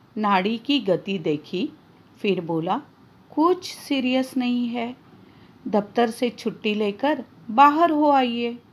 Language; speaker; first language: Hindi; non-native, local second language; Marathi